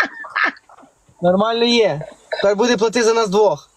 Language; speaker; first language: Ukrainian; non-native, local second language; Polish